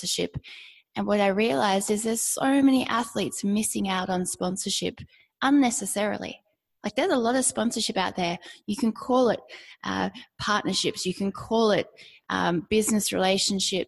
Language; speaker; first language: English; native; English